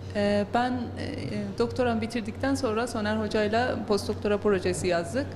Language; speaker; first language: Turkish; non-native, fluent; Persian